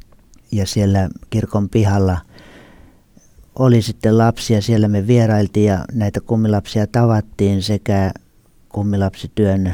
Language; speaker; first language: Finnish; native; Finnish